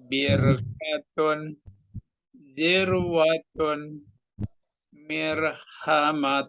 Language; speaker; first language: Arabic; non-native, learner; Indonesian